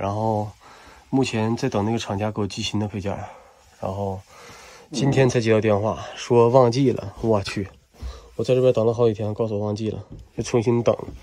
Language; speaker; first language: Chinese; native; Chinese